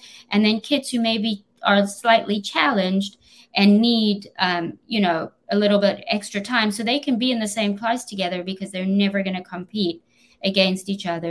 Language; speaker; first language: English; native; English